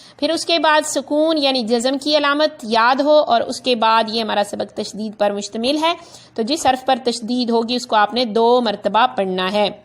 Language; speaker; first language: Urdu; non-native, local second language; Punjabi